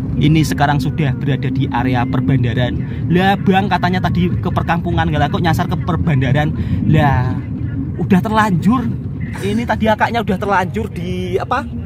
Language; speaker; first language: Indonesian; native; Indonesian